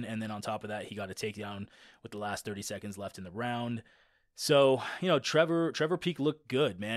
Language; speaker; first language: English; native; English